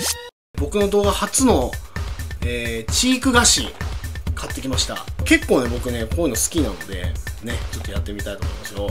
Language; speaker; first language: Japanese; native; Japanese